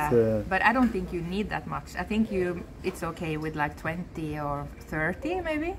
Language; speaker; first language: English; non-native, fluent; Norwegian